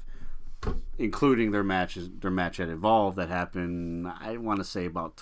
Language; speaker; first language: English; native; English